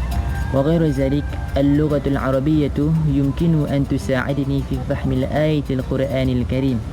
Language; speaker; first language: Arabic; non-native, learner; Malay